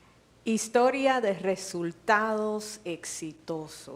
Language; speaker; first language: Spanish; early bilingual, heritage; Spanish